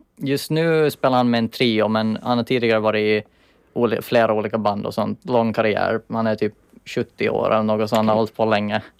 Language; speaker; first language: Swedish; native; Swedish